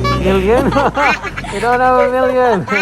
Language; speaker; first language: English; non-native, local second language; Filipino